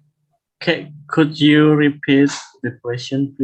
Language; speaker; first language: English; non-native, learner; Indonesian